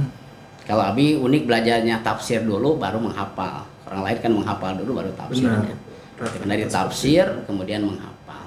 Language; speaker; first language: Indonesian; non-native, local second language; Sundanese